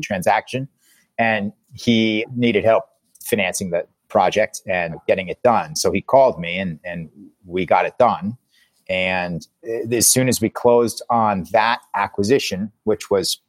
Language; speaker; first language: English; native; English